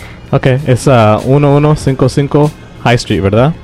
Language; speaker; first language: Spanish; non-native, learner; English